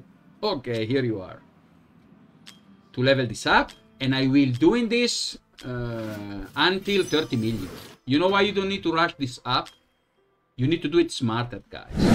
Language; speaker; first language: English; non-native, fluent; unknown